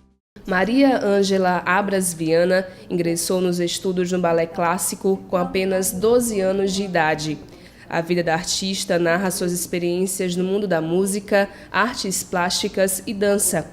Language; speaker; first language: Portuguese; native; Portuguese